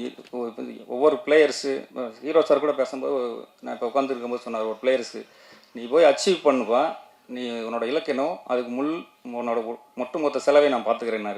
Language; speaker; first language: Tamil; native; Tamil